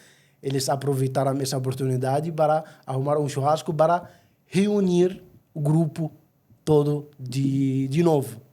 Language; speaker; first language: Portuguese; non-native, fluent; Arabic